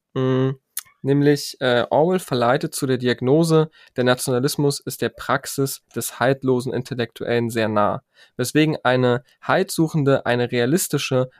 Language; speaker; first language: German; native; German